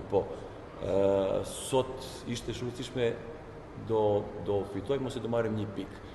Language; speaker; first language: Albanian; non-native, learner; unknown